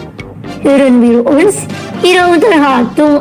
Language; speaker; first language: German; non-native, fluent; Indonesian